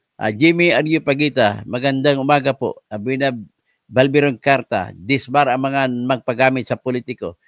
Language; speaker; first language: Filipino; non-native, local second language; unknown